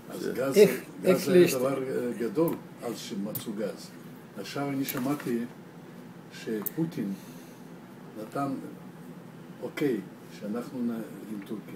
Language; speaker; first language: Hebrew; non-native, learner; Russian